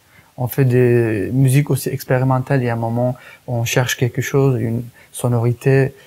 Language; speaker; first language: French; non-native, fluent; Kurdish